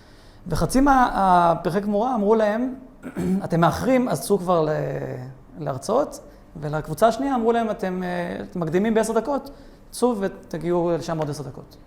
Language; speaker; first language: Hebrew; native; Hebrew